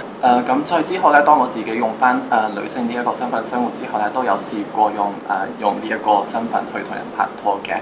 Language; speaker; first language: Cantonese; native; Cantonese